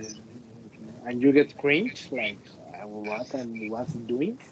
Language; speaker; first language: English; non-native, learner; Spanish